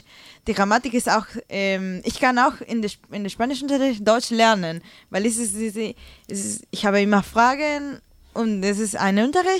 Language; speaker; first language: German; non-native, learner; Spanish